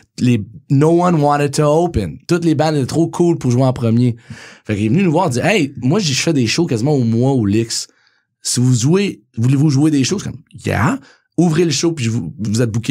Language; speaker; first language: French; native; French